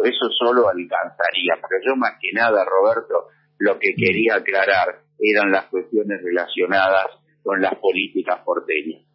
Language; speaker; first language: Spanish; native; Spanish